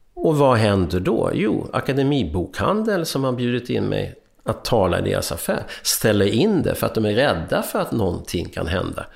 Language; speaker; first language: Swedish; early bilingual, other home language; Hungarian